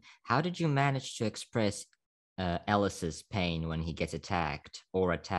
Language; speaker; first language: English; non-native, fluent; Slovak